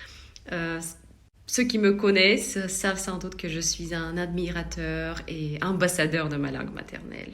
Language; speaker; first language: French; non-native, fluent; Russian